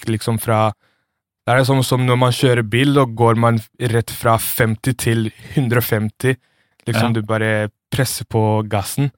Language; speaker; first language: Norwegian; early bilingual, other home language; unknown